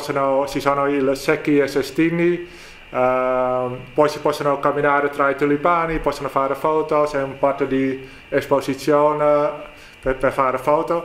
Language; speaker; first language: Italian; non-native, learner; Dutch